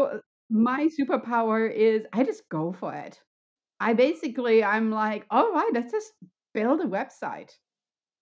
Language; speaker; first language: English; non-native, fluent; German